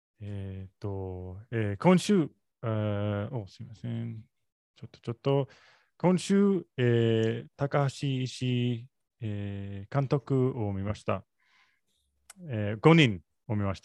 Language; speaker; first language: Japanese; non-native, learner; English